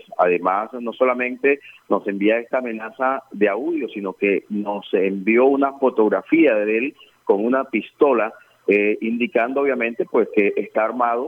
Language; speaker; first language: Spanish; native; Spanish